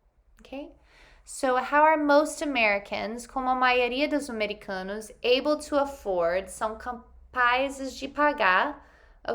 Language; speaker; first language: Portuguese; non-native, fluent; English